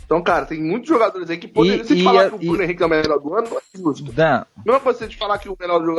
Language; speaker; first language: Portuguese; native; Portuguese